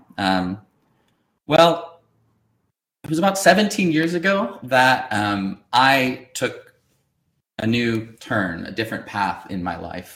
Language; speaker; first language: English; native; English